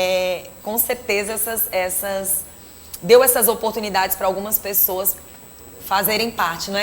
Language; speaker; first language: Portuguese; native; Portuguese